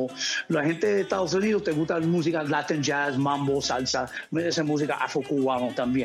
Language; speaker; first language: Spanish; early bilingual, heritage; English